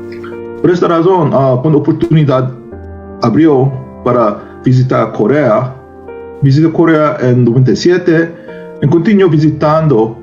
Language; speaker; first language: Spanish; non-native, learner; Korean